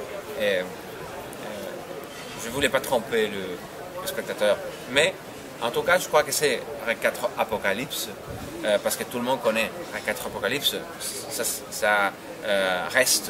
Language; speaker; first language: French; non-native, fluent; Spanish